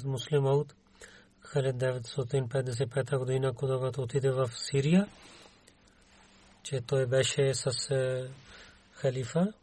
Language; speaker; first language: Bulgarian; non-native, learner; Urdu